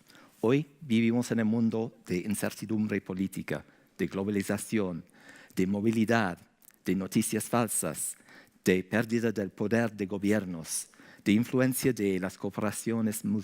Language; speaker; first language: Spanish; non-native, fluent; English